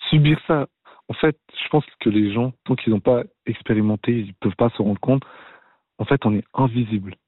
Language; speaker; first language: French; native; French